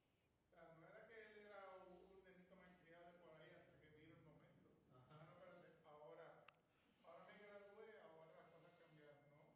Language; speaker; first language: Spanish; native; Spanish